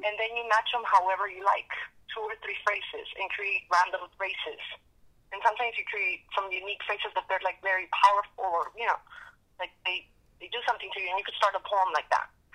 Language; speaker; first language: English; early bilingual, other home language; Spanish